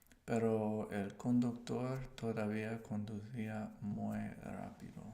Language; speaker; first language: Spanish; non-native, learner; English